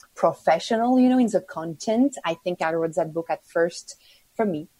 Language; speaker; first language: English; non-native, fluent; French